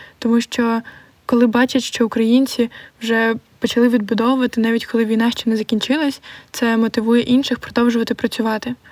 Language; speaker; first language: Ukrainian; native; Ukrainian